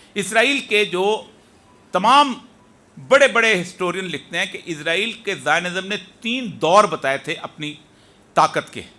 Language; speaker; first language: Urdu; non-native, local second language; Punjabi